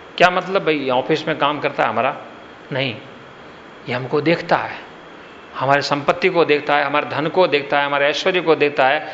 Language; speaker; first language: Hindi; non-native, local second language; Gujarati